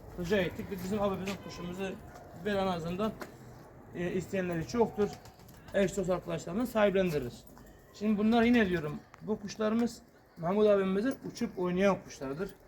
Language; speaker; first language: Turkish; native; Turkish